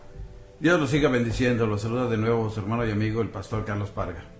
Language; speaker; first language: Spanish; native; Spanish